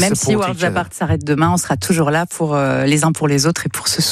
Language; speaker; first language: French; native; French